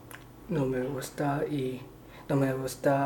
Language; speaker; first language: Spanish; non-native, learner; Chinese